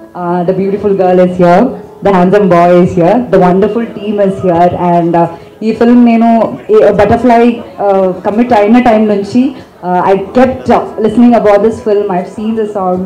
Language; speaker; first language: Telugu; non-native, fluent; Malayalam